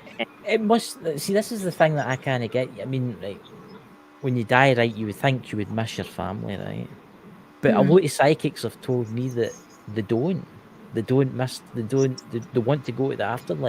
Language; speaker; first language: English; native; English